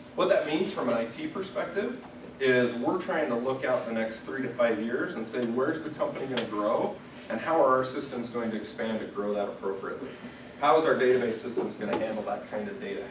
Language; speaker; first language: English; native; English